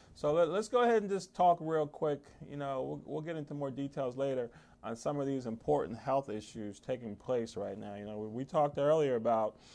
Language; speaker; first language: English; native; English